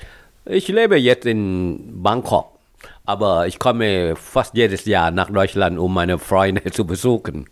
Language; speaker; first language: German; non-native, fluent; Thai